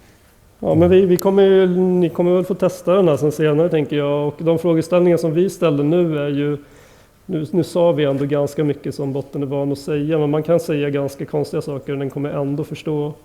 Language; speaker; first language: Swedish; native; Swedish